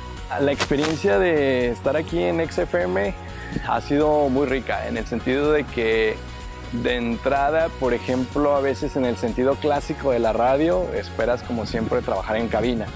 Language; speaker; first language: Spanish; native; Spanish